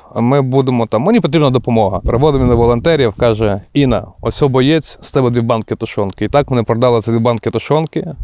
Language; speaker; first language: Ukrainian; native; Ukrainian